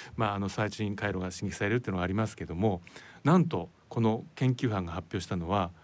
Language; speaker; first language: Japanese; native; Japanese